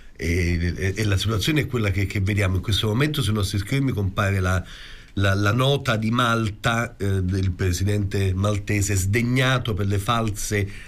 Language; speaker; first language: Italian; native; Italian